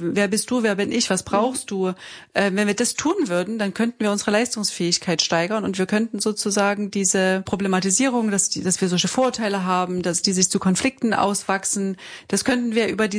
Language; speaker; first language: German; native; German